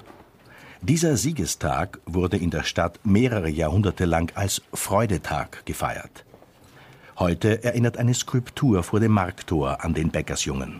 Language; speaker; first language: German; native; German